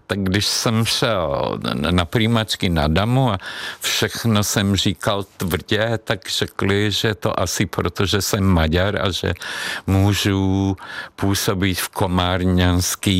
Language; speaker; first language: Czech; non-native, fluent; Hungarian